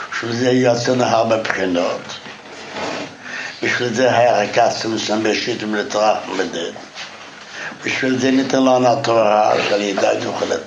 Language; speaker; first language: Hebrew; non-native, fluent; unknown